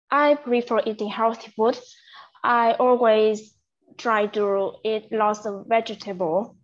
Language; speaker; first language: English; non-native, learner; Vietnamese